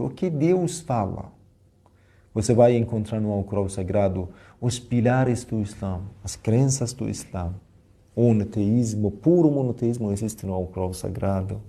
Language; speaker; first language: Portuguese; non-native, fluent; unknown